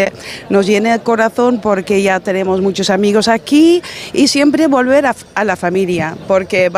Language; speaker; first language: Spanish; non-native, fluent; Dutch